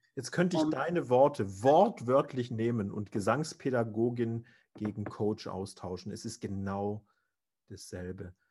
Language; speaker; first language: German; non-native, fluent; Finnish